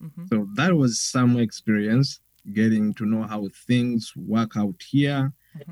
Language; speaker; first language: English; non-native, local second language; Ganda